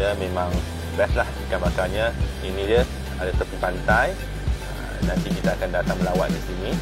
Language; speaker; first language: Malay; non-native, local second language; Min Nan Chinese